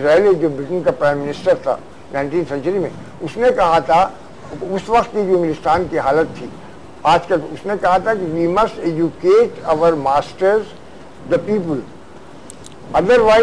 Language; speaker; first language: Urdu; native; Urdu